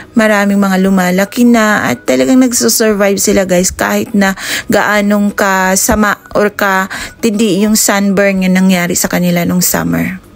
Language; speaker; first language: Filipino; native; Filipino